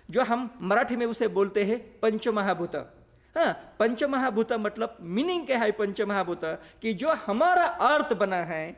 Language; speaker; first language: Hindi; non-native, local second language; Marathi